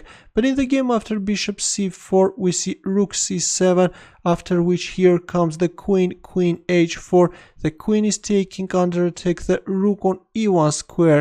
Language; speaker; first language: English; non-native, fluent; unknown